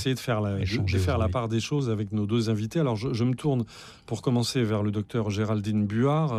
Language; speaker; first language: French; native; French